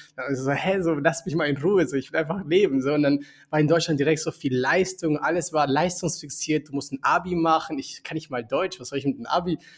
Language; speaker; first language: German; early bilingual, other home language; Spanish